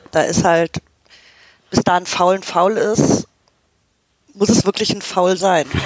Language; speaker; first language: German; early bilingual, other home language; English